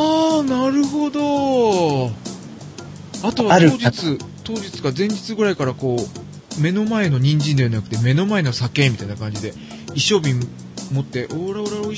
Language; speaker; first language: Japanese; native; Japanese